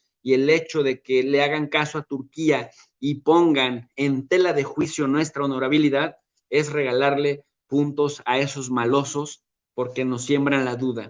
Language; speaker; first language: Spanish; native; Spanish